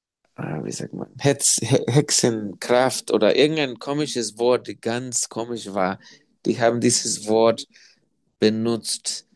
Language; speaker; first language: German; non-native, fluent; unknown